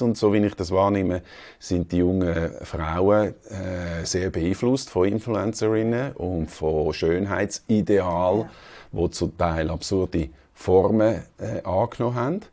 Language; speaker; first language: German; native; German